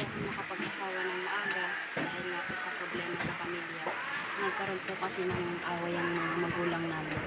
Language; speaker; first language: Filipino; native; Filipino